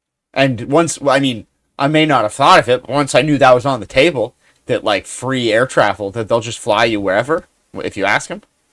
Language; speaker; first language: English; native; English